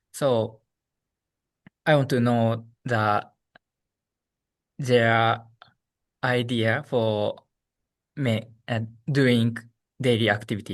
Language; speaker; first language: English; non-native, learner; Japanese